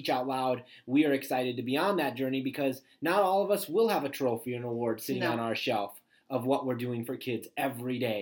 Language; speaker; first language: English; native; English